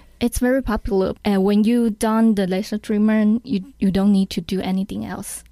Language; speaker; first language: English; non-native, learner; Chinese